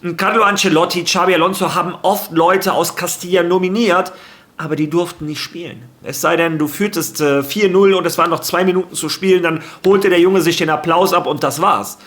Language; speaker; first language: German; early bilingual, other home language; Spanish